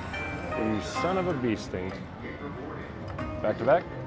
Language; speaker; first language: English; native; English